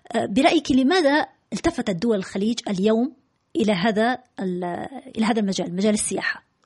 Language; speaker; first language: Arabic; native; Arabic